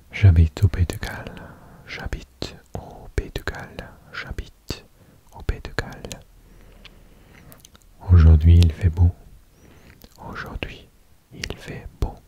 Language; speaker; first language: French; non-native, learner; English